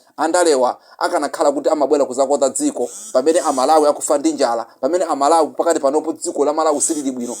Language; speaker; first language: Nyanja; non-native, local second language; Yao